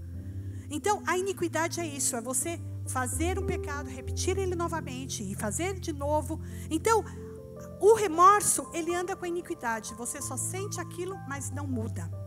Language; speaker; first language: Portuguese; native; Portuguese